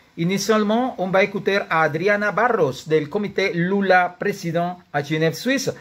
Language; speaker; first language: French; non-native, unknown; Spanish